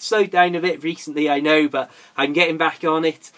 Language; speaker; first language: English; native; English